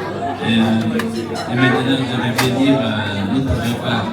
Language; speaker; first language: French; non-native, fluent; Vietnamese